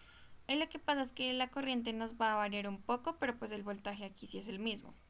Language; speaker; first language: Spanish; native; Spanish